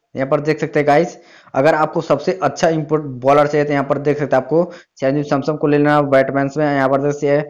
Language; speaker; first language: Hindi; native; Hindi